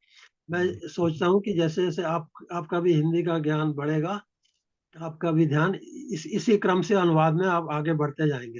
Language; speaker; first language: Hindi; native; Hindi